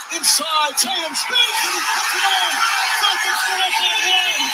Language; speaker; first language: English; native; English